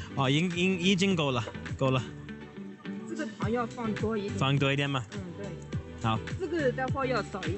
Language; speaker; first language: Chinese; non-native, fluent; English